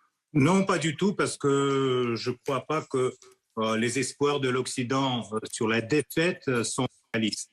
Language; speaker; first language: French; non-native, fluent; Russian